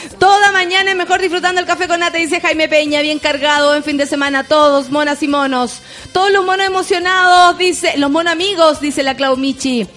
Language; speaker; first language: Spanish; native; Spanish